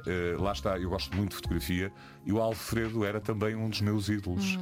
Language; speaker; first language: Portuguese; native; Portuguese